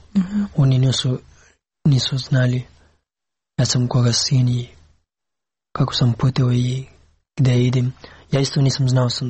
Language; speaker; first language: Serbian; non-native, learner; Pashto